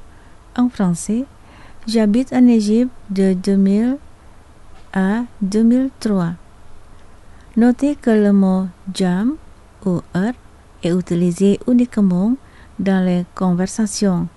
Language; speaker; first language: French; non-native, fluent; Indonesian